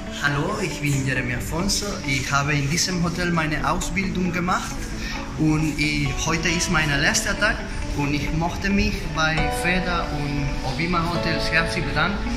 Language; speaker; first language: German; non-native, fluent; Spanish